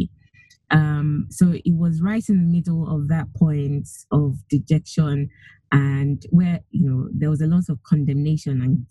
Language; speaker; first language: English; non-native, local second language; Yoruba